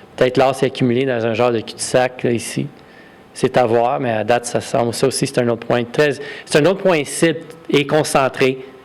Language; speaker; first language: French; native; French